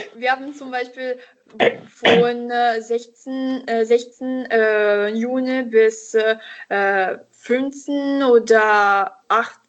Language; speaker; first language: German; non-native, learner; Italian